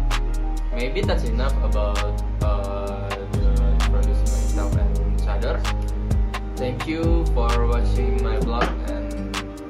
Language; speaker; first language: English; non-native, learner; Indonesian